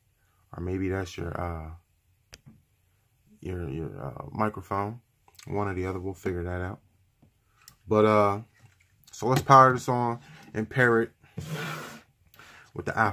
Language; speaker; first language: English; native; English